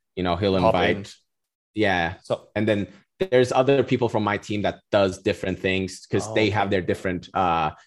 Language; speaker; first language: English; non-native, fluent; Turkish